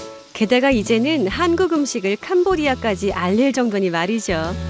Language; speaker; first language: Korean; native; Korean